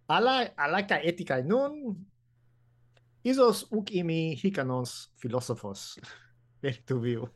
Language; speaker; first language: Greek; non-native, fluent; English